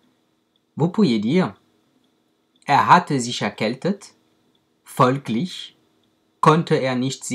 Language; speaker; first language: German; non-native, fluent; French